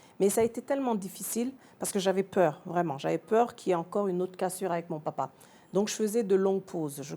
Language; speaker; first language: French; early bilingual, other home language; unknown